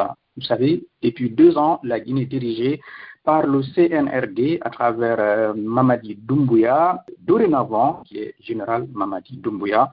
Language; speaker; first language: French; non-native, local second language; Fula